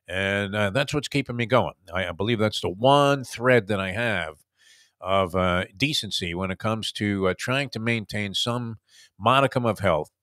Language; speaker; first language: English; native; English